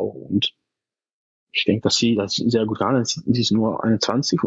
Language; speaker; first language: German; non-native, fluent; Dutch